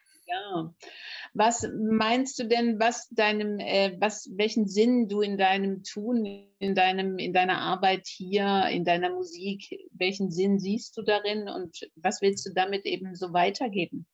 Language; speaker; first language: German; native; German